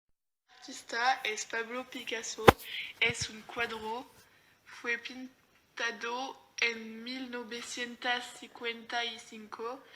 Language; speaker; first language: Spanish; non-native, learner; French